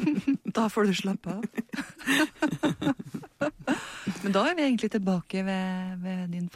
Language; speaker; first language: Norwegian; native; Norwegian